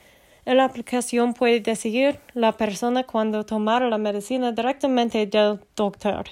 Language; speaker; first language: Spanish; non-native, learner; English